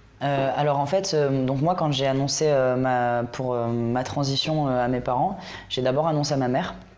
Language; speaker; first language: French; native; French